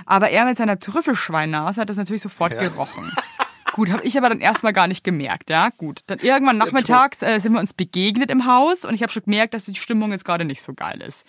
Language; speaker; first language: German; native; German